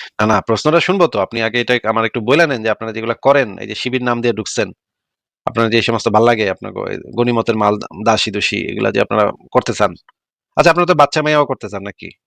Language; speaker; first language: Bangla; native; Bangla